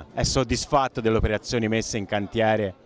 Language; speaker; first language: Italian; native; Italian